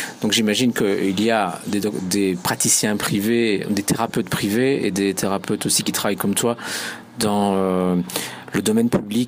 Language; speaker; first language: French; native; French